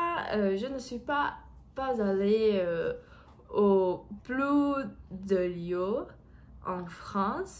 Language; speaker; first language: French; non-native, learner; Portuguese